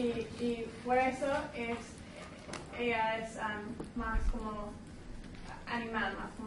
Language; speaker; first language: Spanish; non-native, learner; English